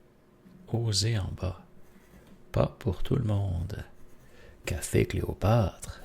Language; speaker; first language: French; native; French